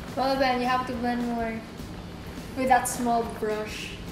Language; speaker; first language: English; non-native, local second language; Filipino